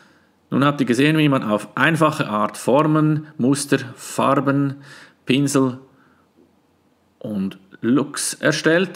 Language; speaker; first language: German; native; German